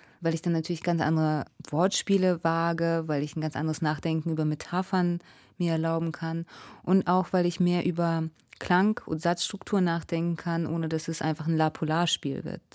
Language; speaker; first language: German; early bilingual, other home language; Russian